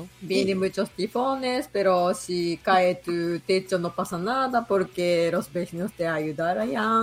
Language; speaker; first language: Spanish; non-native, learner; Japanese